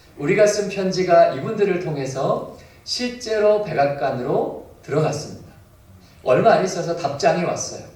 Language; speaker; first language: Korean; native; Korean